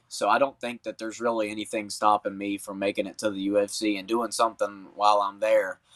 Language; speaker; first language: English; native; English